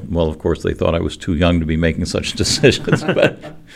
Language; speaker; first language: English; native; English